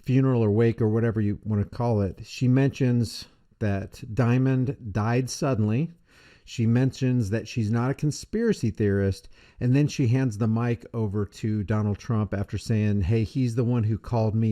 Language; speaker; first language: English; native; English